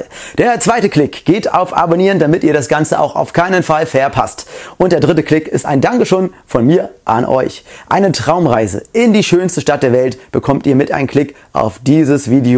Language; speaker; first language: German; native; German